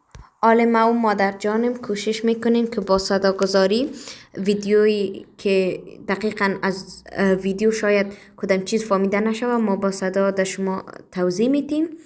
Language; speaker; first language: Persian; early bilingual, heritage; Persian